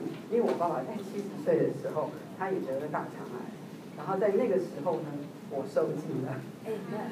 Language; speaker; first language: Chinese; native; Chinese